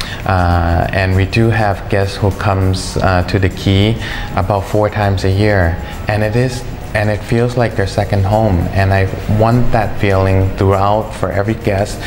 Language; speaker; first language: English; early bilingual, other home language; Thai